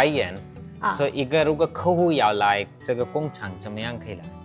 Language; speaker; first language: Chinese; non-native, learner; Hindi